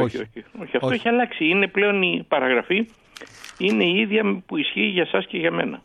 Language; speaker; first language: Greek; native; Greek